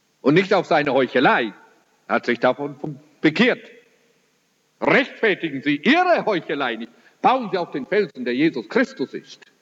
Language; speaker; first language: German; early bilingual, heritage; German